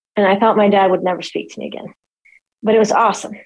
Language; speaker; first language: English; native; English